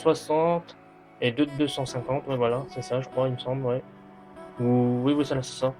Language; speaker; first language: French; native; French